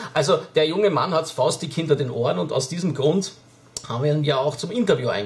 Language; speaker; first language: German; native; German